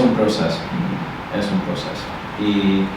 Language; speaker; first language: Spanish; non-native, learner; English